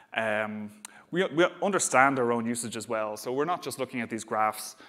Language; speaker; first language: English; native; English